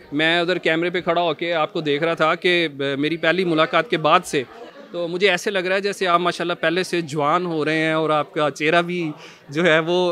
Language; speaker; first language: Urdu; non-native, local second language; Punjabi